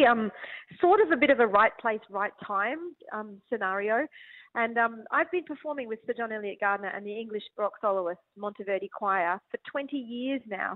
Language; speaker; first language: English; native; English